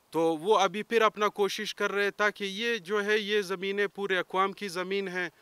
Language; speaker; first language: Urdu; non-native, local second language; Pashto